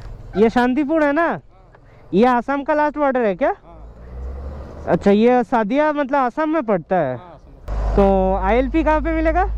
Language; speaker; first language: Hindi; non-native, fluent; Bangla